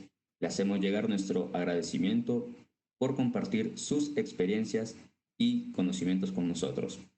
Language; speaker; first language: Spanish; native; Spanish